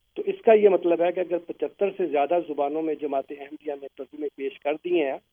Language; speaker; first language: Urdu; native; Urdu